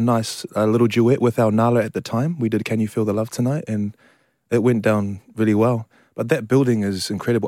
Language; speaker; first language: English; native; English